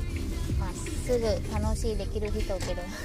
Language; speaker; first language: Japanese; non-native, learner; Vietnamese